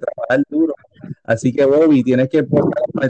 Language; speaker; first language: Spanish; native; Spanish